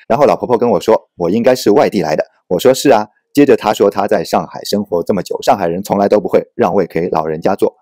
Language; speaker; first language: Chinese; native; Chinese